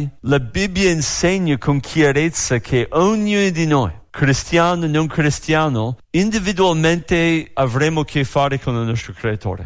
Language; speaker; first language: Italian; non-native, fluent; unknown